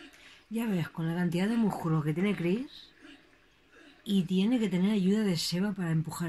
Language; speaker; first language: Spanish; native; Spanish